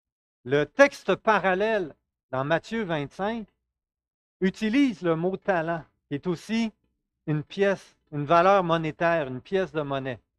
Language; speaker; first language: French; native; French